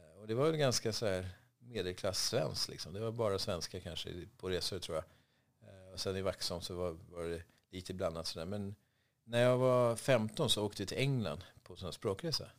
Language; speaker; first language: Swedish; native; Swedish